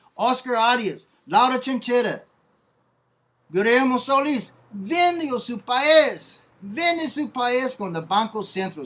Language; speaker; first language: Spanish; non-native, learner; English